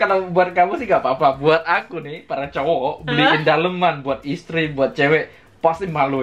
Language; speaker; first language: Indonesian; native; Indonesian